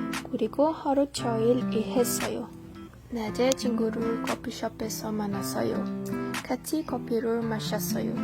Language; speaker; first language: Korean; non-native, learner; Portuguese